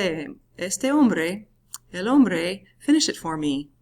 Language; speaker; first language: Spanish; non-native, fluent; English